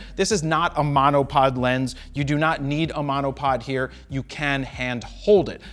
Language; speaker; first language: English; native; English